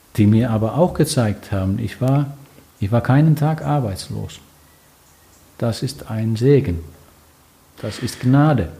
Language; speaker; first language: German; non-native, fluent; Finnish